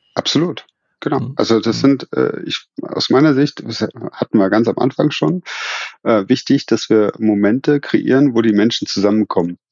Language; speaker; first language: German; native; German